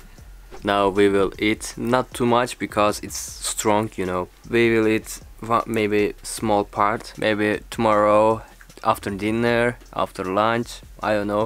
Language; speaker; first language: English; non-native, learner; Turkish